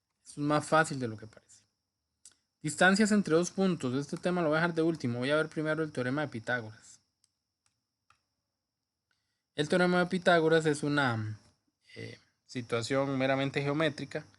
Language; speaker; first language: Spanish; native; Spanish